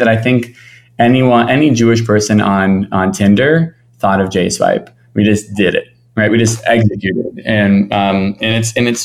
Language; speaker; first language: English; native; English